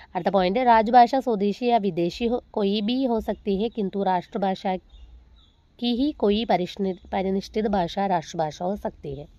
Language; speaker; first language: Hindi; non-native, local second language; Malayalam